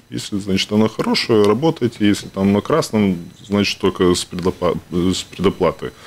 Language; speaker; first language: Russian; non-native, local second language; Latvian